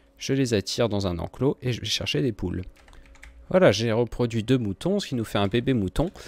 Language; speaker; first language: French; native; French